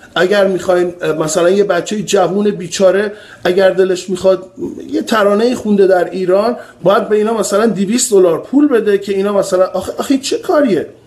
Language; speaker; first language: Persian; native; Persian